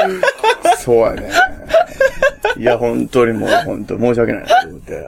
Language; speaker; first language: Japanese; native; Japanese